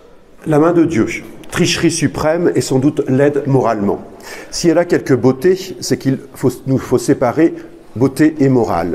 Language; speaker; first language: French; native; French